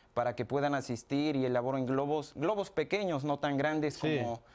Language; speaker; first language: Spanish; native; Spanish